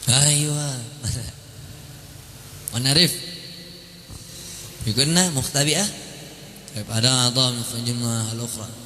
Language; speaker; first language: Arabic; non-native, fluent; Indonesian